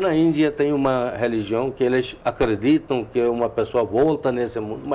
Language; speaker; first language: Portuguese; non-native, learner; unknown